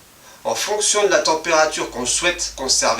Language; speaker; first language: French; native; French